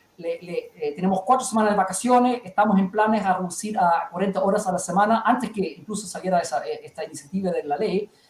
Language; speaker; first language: Spanish; early bilingual, heritage; Spanish